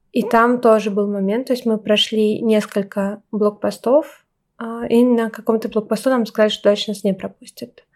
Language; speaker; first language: Russian; native; Russian